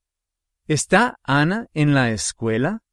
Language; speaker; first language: Spanish; non-native, fluent; English